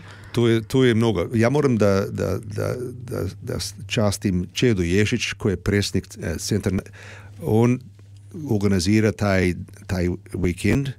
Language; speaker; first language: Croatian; early bilingual, heritage; Serbian